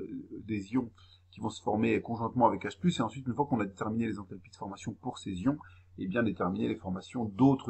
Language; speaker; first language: French; native; French